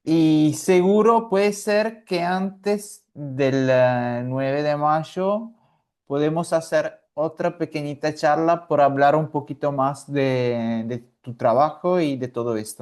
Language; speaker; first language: Spanish; non-native, fluent; Italian